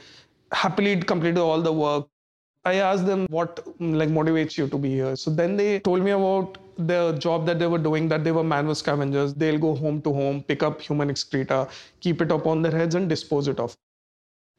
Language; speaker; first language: English; non-native, local second language; Hindi